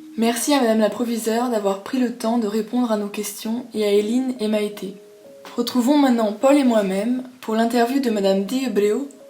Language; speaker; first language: French; native; French